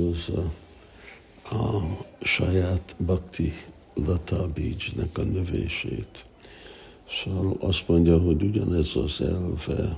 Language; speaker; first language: Hungarian; early bilingual, heritage; Hungarian